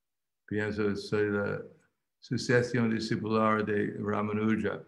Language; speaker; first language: Spanish; non-native, fluent; English